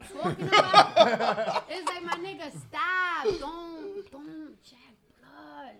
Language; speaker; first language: English; early bilingual, other home language; Spanish